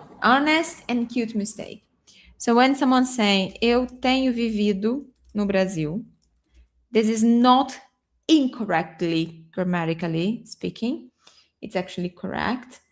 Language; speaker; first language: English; non-native, fluent; Portuguese